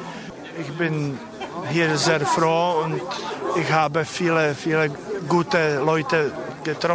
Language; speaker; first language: German; non-native, learner; Czech